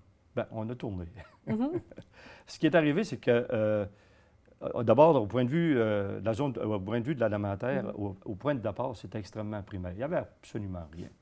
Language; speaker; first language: French; native; French